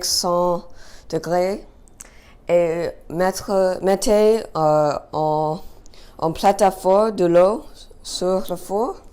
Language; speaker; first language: French; non-native, learner; English